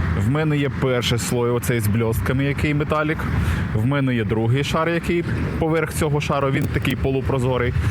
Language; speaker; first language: Ukrainian; native; Ukrainian